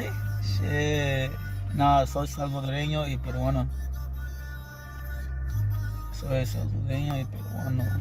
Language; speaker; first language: Spanish; early bilingual, heritage; English